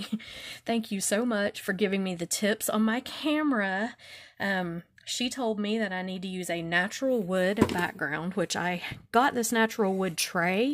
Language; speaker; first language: English; native; English